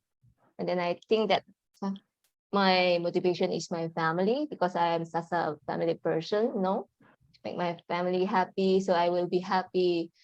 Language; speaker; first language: English; non-native, learner; Indonesian